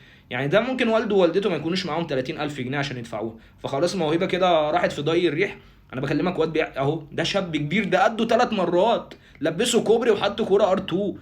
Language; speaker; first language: Arabic; native; Arabic